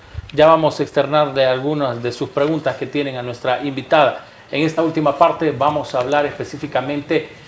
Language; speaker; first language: Spanish; native; Spanish